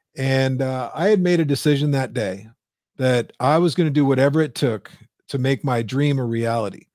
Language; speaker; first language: English; native; English